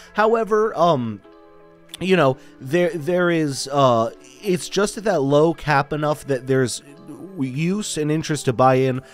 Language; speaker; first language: English; native; English